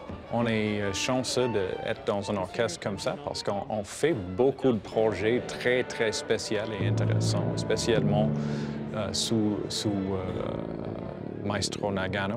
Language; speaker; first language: French; non-native, fluent; English